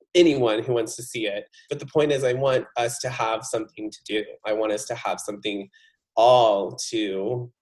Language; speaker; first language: English; native; English